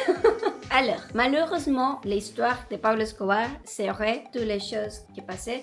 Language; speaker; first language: French; non-native, learner; Spanish